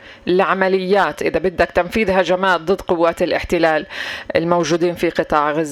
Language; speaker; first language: Arabic; native; Arabic